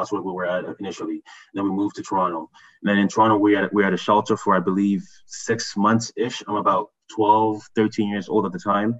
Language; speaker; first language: English; early bilingual, other home language; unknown